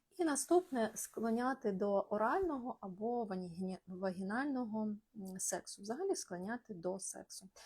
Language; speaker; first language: Ukrainian; non-native, local second language; Russian